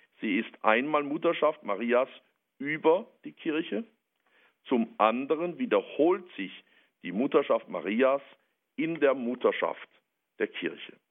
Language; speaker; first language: German; native; German